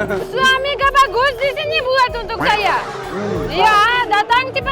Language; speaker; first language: Indonesian; non-native, learner; Russian